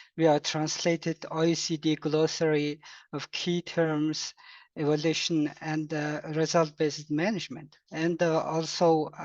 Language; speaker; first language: English; non-native, learner; Mongolian